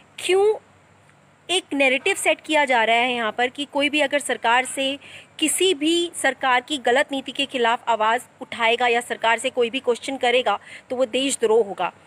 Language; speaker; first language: Hindi; native; Hindi